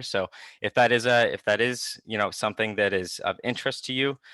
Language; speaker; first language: English; native; English